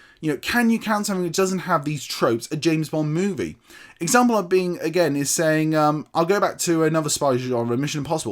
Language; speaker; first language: English; native; English